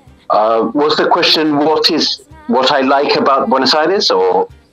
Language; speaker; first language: English; native; English